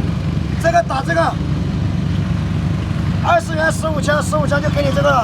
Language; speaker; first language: Chinese; native; Chinese